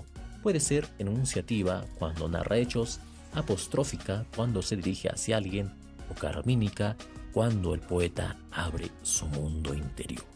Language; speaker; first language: Spanish; native; Spanish